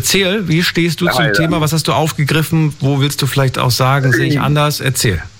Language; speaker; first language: German; native; German